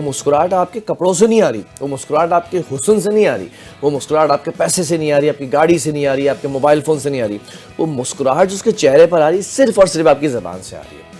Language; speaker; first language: Urdu; native; Urdu